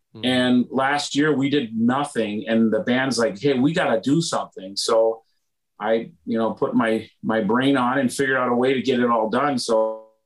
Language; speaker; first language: English; native; English